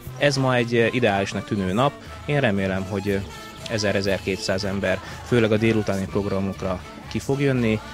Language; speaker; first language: Hungarian; native; Hungarian